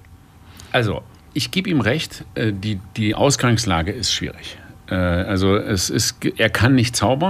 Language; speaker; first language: German; native; German